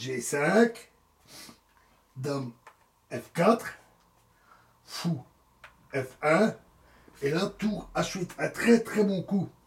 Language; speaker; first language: French; native; French